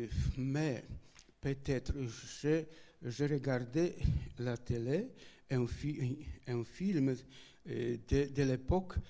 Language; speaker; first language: French; non-native, learner; Polish